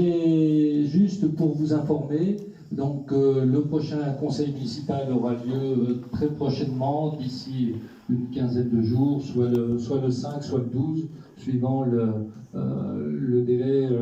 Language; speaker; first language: French; native; French